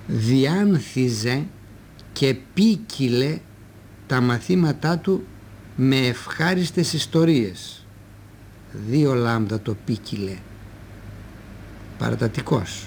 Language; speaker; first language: Greek; native; Greek